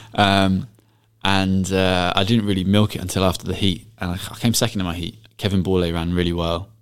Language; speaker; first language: English; native; English